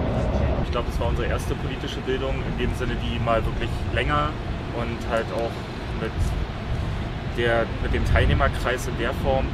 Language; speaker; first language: German; native; German